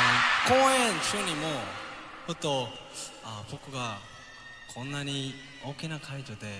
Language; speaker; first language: Japanese; non-native, learner; Korean